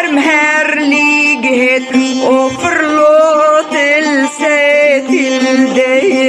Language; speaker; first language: Swedish; non-native, fluent; Kurdish